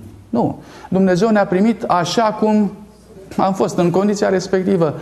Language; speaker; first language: Romanian; native; Romanian